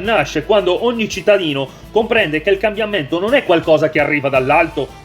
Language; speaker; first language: Italian; native; Italian